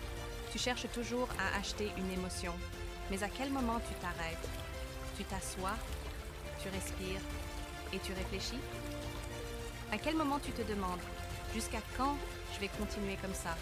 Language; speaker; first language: French; native; French